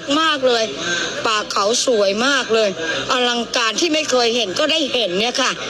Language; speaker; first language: Thai; native; Thai